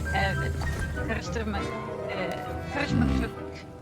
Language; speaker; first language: Turkish; non-native, learner; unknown